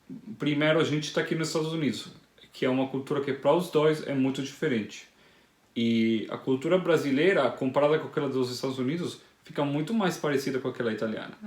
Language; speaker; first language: Portuguese; non-native, fluent; Italian